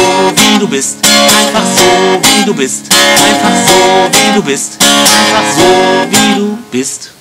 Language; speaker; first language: German; native; German